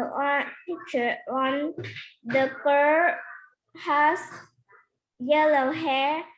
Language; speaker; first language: English; non-native, learner; Vietnamese